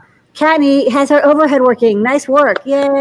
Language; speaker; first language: English; native; English